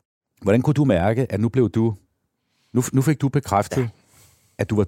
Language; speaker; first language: Danish; native; Danish